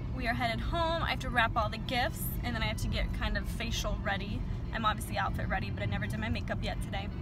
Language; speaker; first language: English; native; English